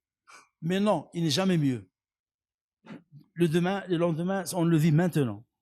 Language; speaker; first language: French; non-native, local second language; Arabic